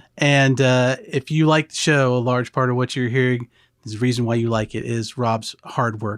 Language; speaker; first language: English; native; English